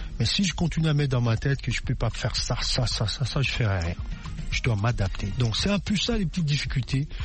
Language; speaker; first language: French; non-native, local second language; Lingala